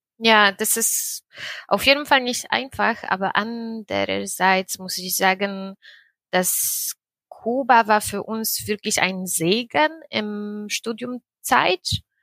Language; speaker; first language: German; non-native, fluent; Polish